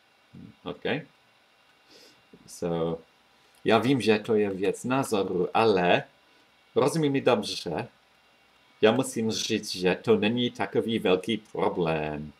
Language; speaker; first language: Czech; non-native, fluent; English